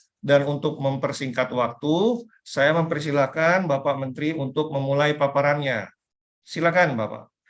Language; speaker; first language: Indonesian; native; Indonesian